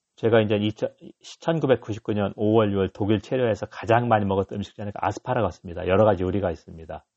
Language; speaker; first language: Korean; native; Korean